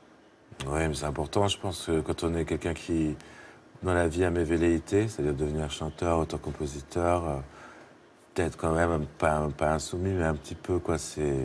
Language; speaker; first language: French; native; French